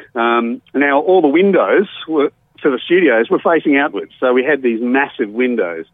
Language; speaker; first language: English; native; English